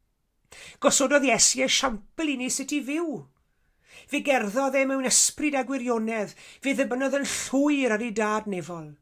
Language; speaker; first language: Welsh; native; Welsh